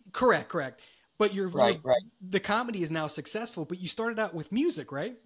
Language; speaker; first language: English; native; English